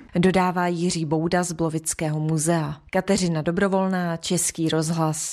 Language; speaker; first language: Czech; native; Czech